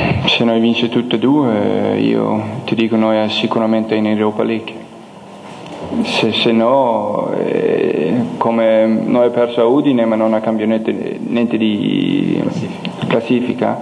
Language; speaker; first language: Italian; non-native, learner; Danish